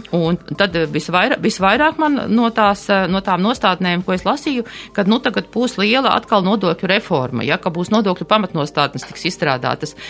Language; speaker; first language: Latvian; native; Latvian